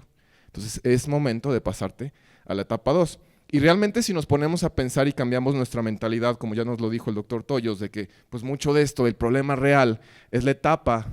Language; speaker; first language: Spanish; native; Spanish